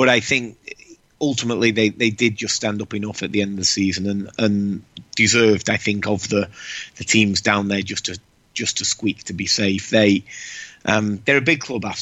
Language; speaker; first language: English; native; English